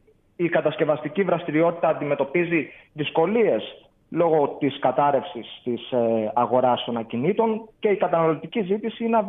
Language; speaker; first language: Greek; native; Greek